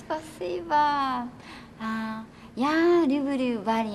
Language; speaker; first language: Russian; non-native, learner; Japanese